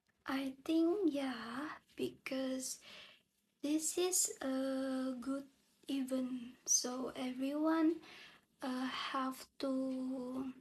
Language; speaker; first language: English; non-native, learner; Indonesian